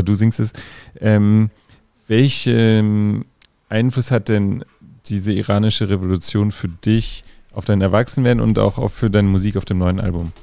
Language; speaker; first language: German; native; German